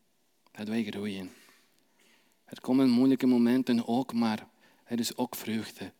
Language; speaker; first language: Dutch; non-native, fluent; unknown